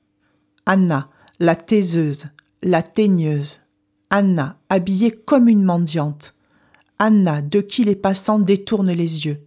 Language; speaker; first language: French; native; French